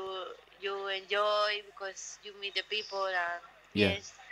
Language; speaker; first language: English; non-native, learner; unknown